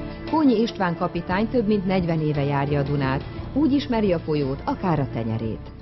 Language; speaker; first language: Hungarian; native; Hungarian